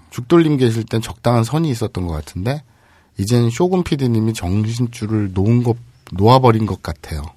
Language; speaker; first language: Korean; native; Korean